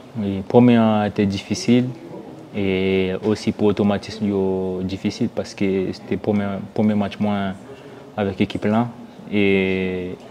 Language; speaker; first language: Haitian Creole; early bilingual, heritage; French